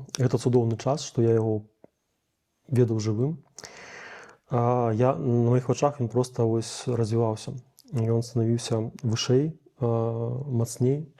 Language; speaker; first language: Belarusian; native; Belarusian